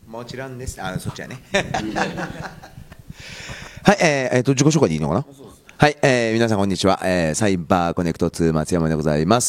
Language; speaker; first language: Japanese; native; Japanese